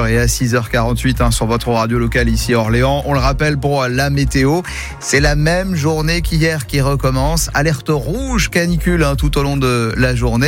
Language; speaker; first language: French; native; French